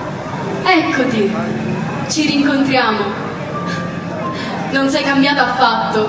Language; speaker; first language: Italian; native; Italian